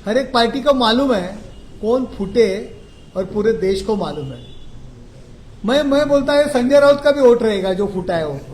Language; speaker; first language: Hindi; non-native, local second language; Marathi